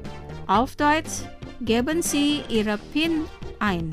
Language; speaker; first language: German; non-native, fluent; Indonesian